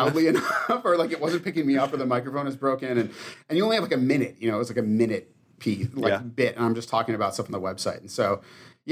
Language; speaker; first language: English; native; English